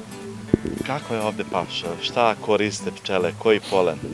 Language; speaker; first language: Bosnian; native; Bosnian